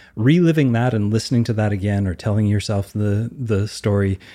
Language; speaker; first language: English; native; English